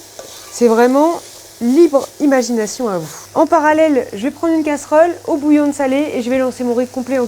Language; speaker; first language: French; native; French